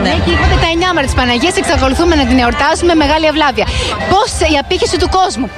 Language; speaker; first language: Greek; native; Greek